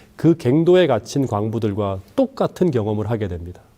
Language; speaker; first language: Korean; native; Korean